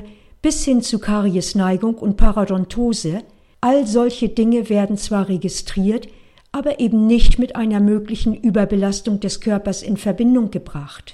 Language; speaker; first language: German; native; German